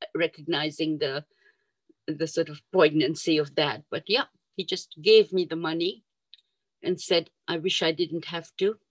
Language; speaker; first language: English; non-native, local second language; Urdu